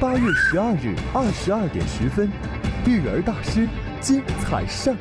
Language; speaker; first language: Chinese; native; Chinese